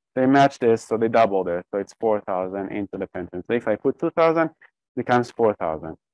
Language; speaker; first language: English; non-native, fluent; Hebrew